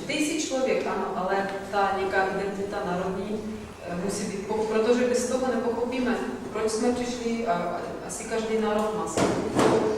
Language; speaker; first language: Czech; non-native, fluent; Russian